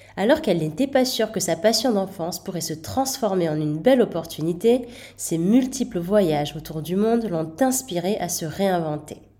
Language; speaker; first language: French; native; French